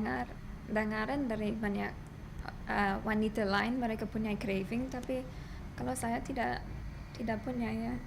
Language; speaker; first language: Indonesian; non-native, learner; English